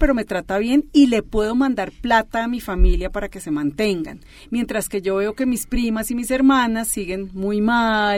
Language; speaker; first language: Spanish; native; Spanish